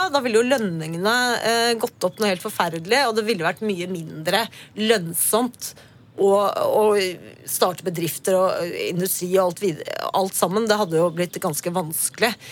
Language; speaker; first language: Norwegian; early bilingual, other home language; Spanish